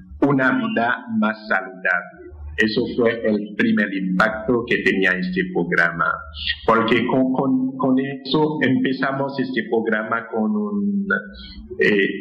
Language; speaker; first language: Spanish; non-native, fluent; Haitian Creole